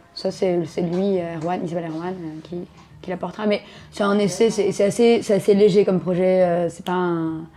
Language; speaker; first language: French; native; French